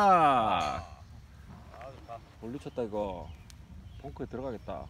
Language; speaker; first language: Korean; native; Korean